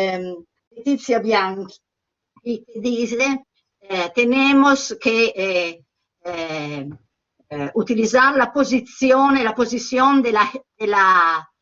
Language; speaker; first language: Spanish; non-native, learner; Italian